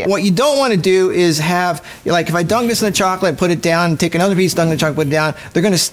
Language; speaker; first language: English; native; English